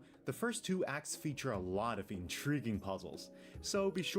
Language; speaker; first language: English; native; English